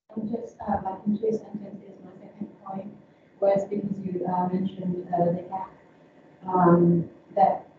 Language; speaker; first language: English; non-native, fluent; Finnish